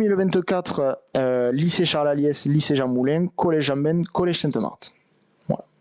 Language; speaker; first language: French; native; French